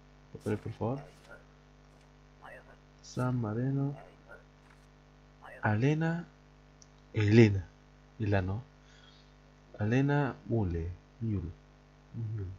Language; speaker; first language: Spanish; native; Spanish